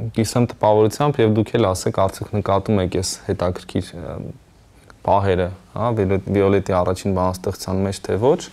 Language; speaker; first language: Armenian; native; Armenian